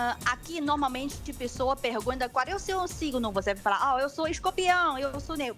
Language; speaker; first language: Portuguese; non-native, learner; Chinese